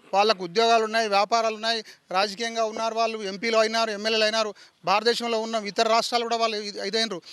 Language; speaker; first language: Telugu; non-native, local second language; Lambadi